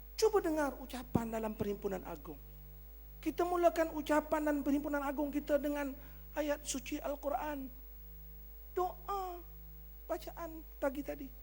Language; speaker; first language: Malay; native; Malay